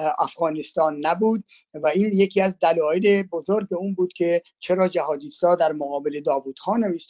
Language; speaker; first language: Persian; native; Persian